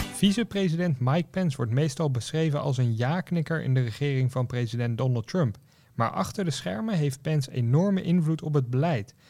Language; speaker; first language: Dutch; native; Dutch